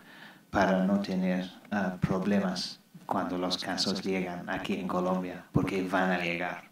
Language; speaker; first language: Spanish; non-native, fluent; English